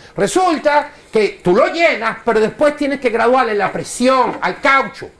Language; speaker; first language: Spanish; native; Spanish